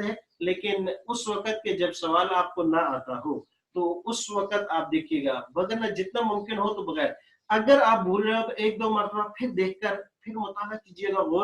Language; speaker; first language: Urdu; native; Urdu